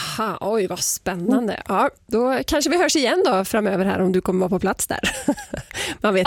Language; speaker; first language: Swedish; native; Swedish